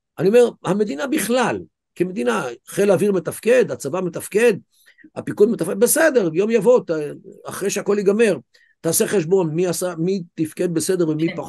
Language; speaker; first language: Hebrew; native; Hebrew